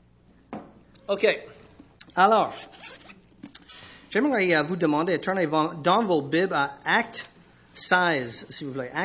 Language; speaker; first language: French; non-native, fluent; English